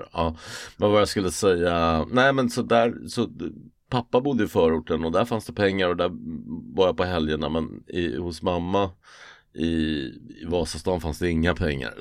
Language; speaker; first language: Swedish; native; Swedish